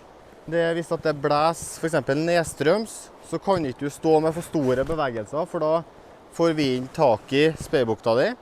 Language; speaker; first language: Norwegian; native; Norwegian